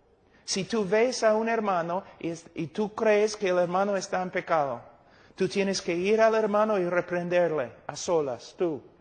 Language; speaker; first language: Spanish; non-native, fluent; English